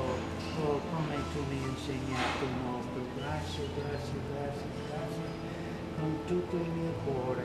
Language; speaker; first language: Italian; non-native, learner; English